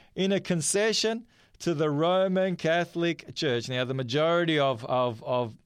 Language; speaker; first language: English; non-native, fluent; Macedonian